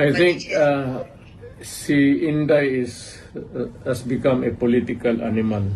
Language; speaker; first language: English; non-native, local second language; Cebuano